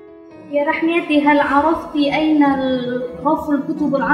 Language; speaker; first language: Arabic; non-native, learner; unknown